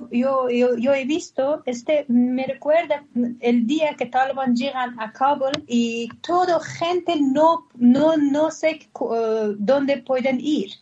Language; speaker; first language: Spanish; non-native, learner; Persian